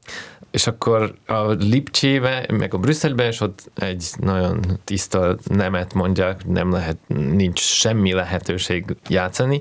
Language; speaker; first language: Hungarian; non-native, fluent; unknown